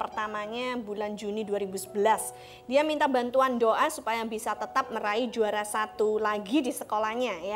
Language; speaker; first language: Indonesian; native; Indonesian